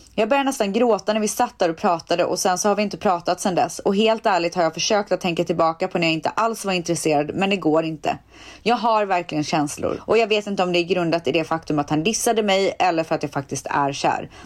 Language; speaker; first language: Swedish; native; Swedish